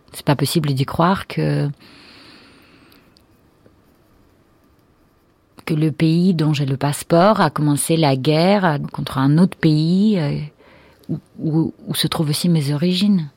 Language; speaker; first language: French; non-native, fluent; Russian